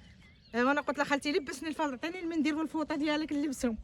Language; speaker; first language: Arabic; native; Arabic